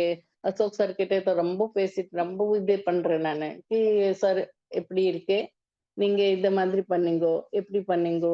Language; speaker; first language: Tamil; non-native, learner; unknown